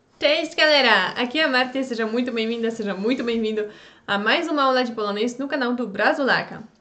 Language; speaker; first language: Portuguese; non-native, fluent; Polish